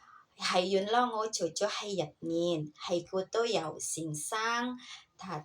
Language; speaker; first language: Cantonese; non-native, learner; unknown